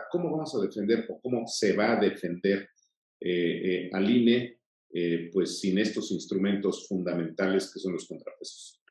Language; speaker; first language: Spanish; native; Spanish